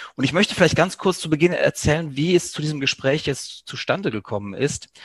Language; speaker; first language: German; early bilingual, heritage; Greek